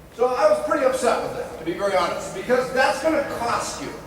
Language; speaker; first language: English; native; English